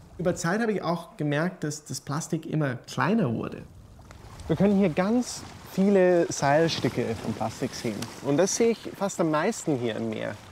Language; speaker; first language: German; early bilingual, heritage; German